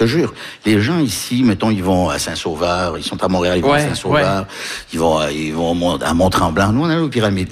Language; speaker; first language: French; early bilingual, other home language; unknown